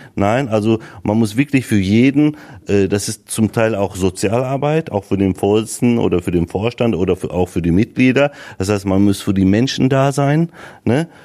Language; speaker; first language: German; early bilingual, other home language; Turkish